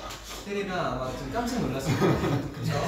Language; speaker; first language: Korean; native; Korean